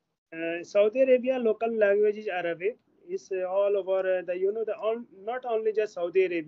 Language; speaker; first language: English; non-native, learner; Hindi